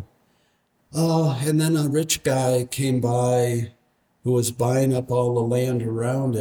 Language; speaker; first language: English; native; English